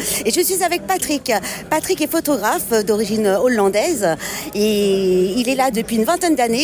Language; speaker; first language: French; native; French